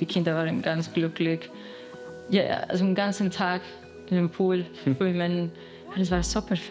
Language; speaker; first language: German; non-native, learner; Spanish